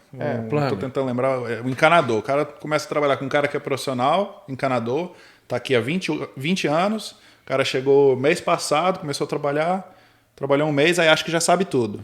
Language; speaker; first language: Portuguese; native; Portuguese